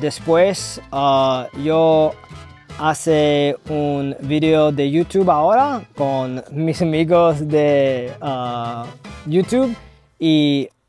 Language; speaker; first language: Spanish; non-native, learner; English